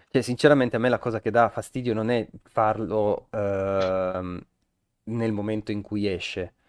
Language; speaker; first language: Italian; native; Italian